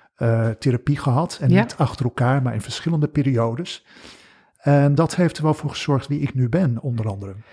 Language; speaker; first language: Dutch; early bilingual, other home language; English